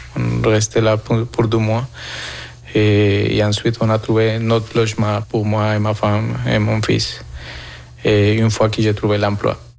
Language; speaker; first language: French; non-native, fluent; Spanish